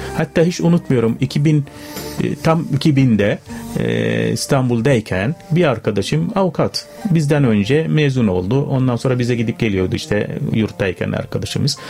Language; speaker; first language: Turkish; non-native, fluent; Arabic